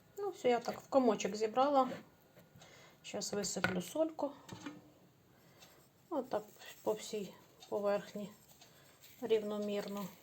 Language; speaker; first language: Ukrainian; native; Ukrainian